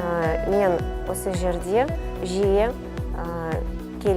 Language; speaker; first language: Kazakh; non-native, learner; Russian